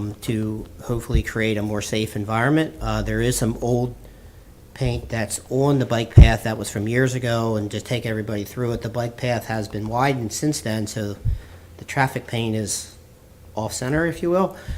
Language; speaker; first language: English; native; English